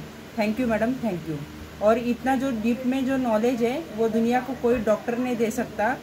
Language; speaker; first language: Hindi; native; Hindi